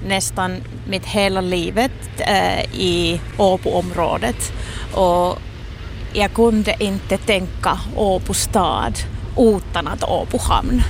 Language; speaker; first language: Swedish; non-native, local second language; Finnish